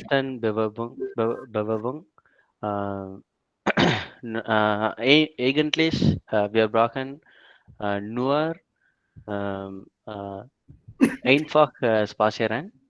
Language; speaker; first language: German; non-native, learner; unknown